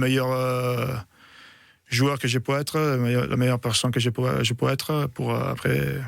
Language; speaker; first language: French; non-native, fluent; Italian